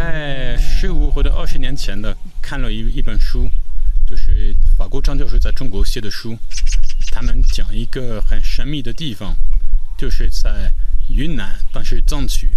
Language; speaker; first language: Chinese; non-native, fluent; French